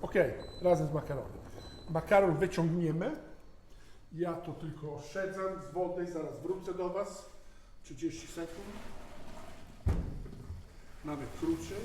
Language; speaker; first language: Polish; non-native, learner; Italian